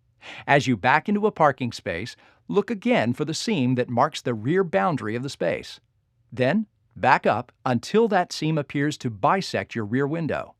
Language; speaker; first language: English; native; English